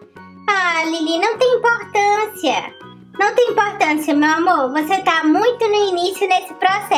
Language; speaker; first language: Portuguese; native; Portuguese